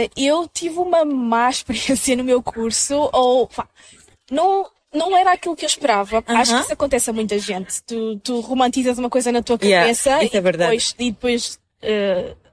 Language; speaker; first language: Portuguese; native; Portuguese